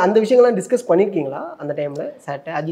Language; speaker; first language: Tamil; native; Tamil